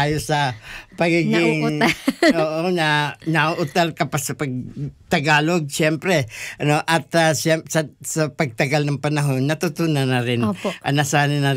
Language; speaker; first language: Filipino; non-native, local second language; Bikol